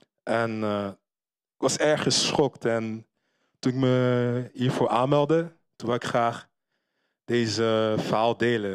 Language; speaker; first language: Dutch; early bilingual, other home language; Lingala